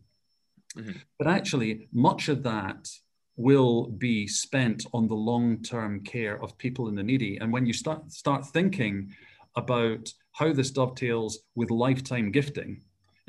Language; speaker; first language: English; native; English